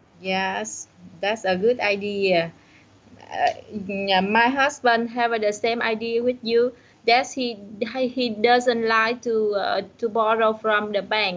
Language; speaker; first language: English; non-native, learner; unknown